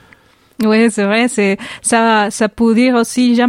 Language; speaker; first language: French; non-native, fluent; Spanish